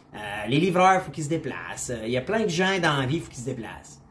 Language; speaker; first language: French; native; French